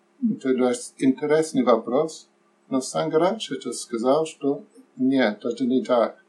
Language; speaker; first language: Russian; non-native, learner; English